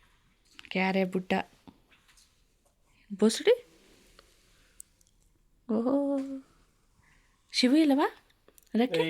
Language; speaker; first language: Kannada; native; Kannada